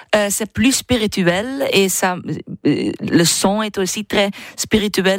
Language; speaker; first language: French; non-native, local second language; Dutch